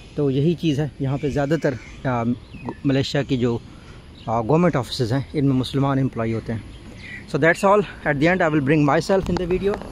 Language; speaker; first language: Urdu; non-native, local second language; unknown